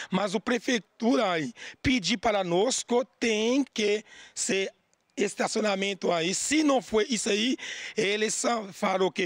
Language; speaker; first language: Portuguese; non-native, learner; Haitian Creole